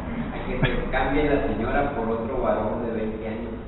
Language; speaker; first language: Spanish; native; Spanish